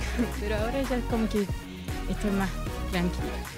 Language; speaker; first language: Spanish; non-native, fluent; Portuguese